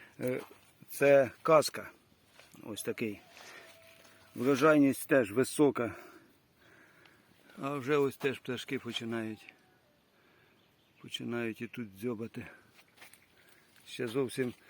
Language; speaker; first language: Ukrainian; native; Ukrainian